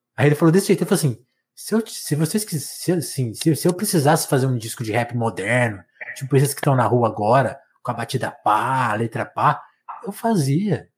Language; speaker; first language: Portuguese; native; Portuguese